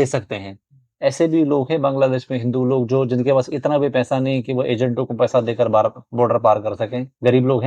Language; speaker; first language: Hindi; native; Hindi